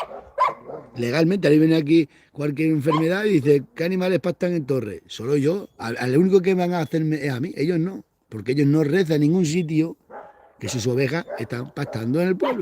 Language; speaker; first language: Spanish; native; Spanish